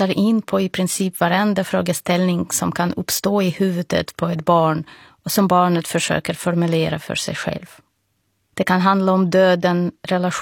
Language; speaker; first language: Swedish; non-native, fluent; Russian